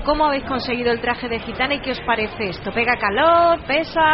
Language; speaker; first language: Spanish; native; Spanish